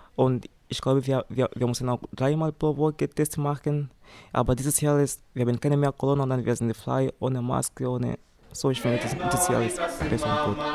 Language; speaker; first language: German; non-native, learner; Swahili